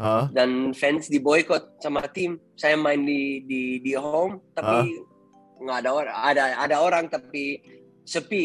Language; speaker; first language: Indonesian; non-native, fluent; Dutch